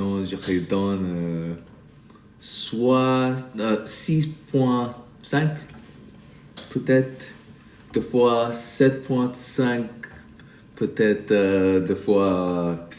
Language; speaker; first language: French; non-native, learner; English